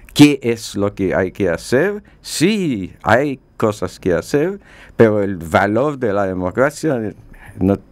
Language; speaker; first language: Spanish; non-native, fluent; Polish